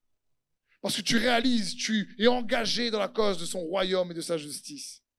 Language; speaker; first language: French; native; French